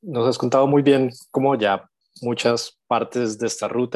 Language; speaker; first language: Spanish; native; Spanish